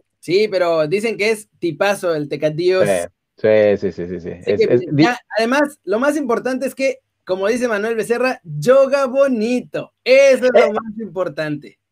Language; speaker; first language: Spanish; native; Spanish